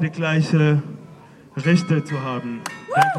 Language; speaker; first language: German; non-native, learner; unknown